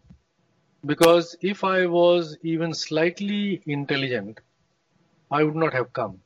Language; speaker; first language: English; non-native, local second language; Hindi